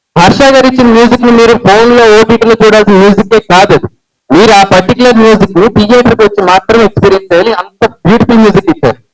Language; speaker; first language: Telugu; early bilingual, heritage; Telugu